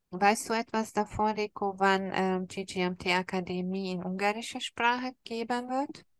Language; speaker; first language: German; non-native, fluent; Hungarian